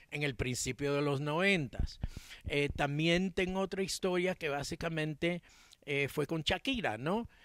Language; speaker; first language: Spanish; early bilingual, heritage; Spanish